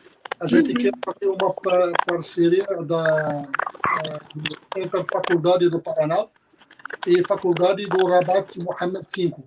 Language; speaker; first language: Portuguese; non-native, fluent; Arabic